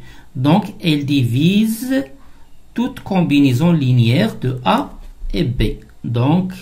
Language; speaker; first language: French; non-native, local second language; Arabic